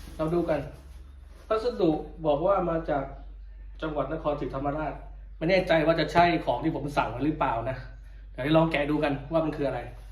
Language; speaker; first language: Thai; native; Thai